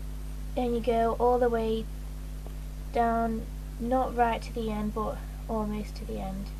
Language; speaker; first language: English; native; English